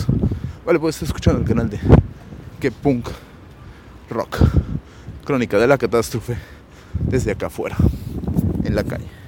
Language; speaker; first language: Spanish; native; Spanish